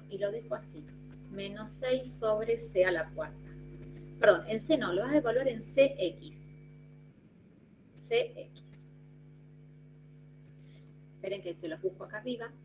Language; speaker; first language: Spanish; native; Spanish